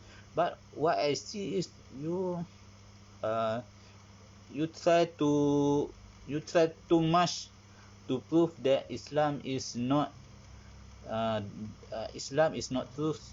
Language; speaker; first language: English; non-native, learner; Malay